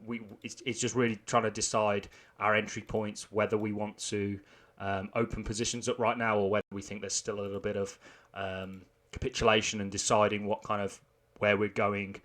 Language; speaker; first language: English; native; English